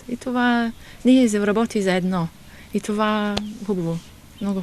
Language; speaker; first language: Bulgarian; non-native, learner; English